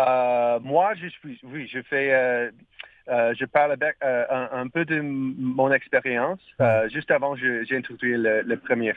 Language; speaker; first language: French; non-native, learner; English